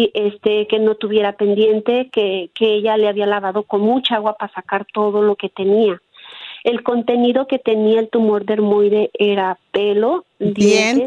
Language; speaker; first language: Spanish; native; Spanish